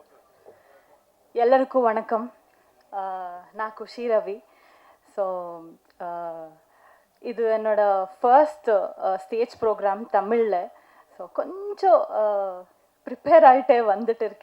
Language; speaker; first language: Tamil; non-native, learner; Kannada